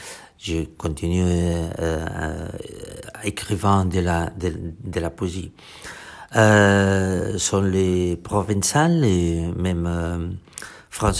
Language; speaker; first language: French; non-native, fluent; Catalan